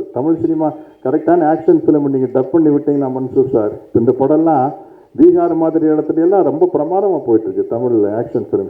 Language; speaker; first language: Tamil; native; Tamil